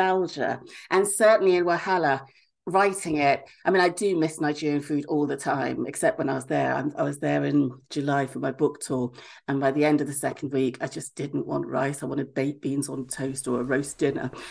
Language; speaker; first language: English; native; English